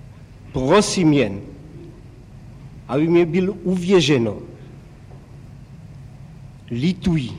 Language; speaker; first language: Czech; non-native, local second language; German